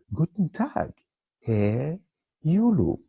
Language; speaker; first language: German; non-native, learner; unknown